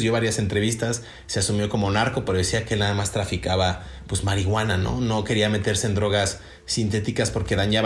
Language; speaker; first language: Spanish; native; Spanish